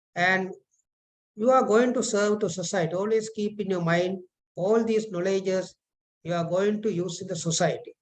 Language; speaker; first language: English; non-native, local second language; Sinhala